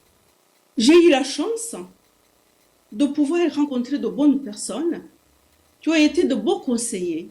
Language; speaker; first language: French; non-native, local second language; Kinyarwanda